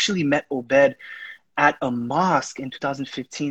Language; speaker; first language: English; non-native, fluent; Haitian Creole